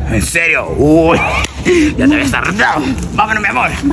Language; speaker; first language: Spanish; native; Spanish